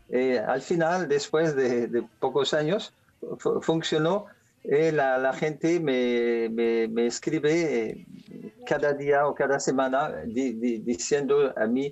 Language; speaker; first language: Spanish; non-native, learner; French